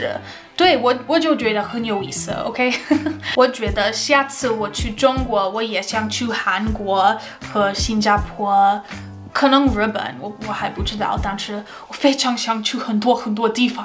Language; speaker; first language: Chinese; non-native, fluent; English